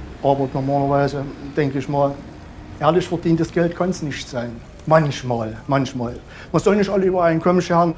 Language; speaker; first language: German; native; German